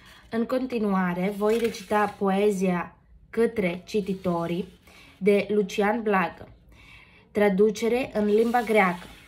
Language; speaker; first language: Romanian; non-native, learner; Greek